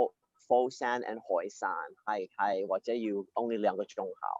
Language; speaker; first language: Cantonese; early bilingual, heritage; Cantonese